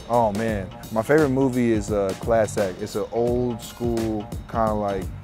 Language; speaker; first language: English; native; English